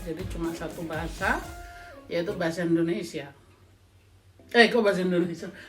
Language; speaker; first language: Indonesian; native; Indonesian